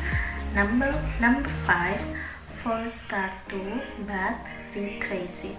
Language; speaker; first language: English; non-native, learner; Indonesian